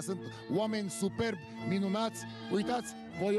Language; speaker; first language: Romanian; native; Romanian